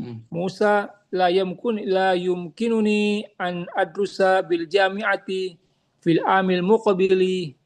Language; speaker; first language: Arabic; non-native, learner; Indonesian